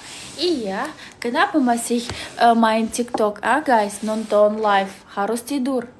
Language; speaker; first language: Indonesian; non-native, learner; Russian